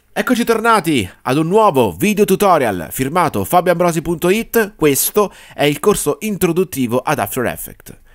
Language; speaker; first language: Italian; native; Italian